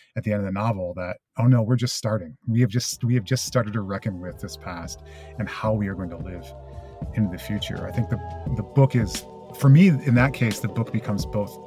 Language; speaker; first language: English; early bilingual, other home language; Japanese